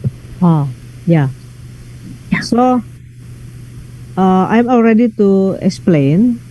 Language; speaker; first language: English; non-native, learner; Indonesian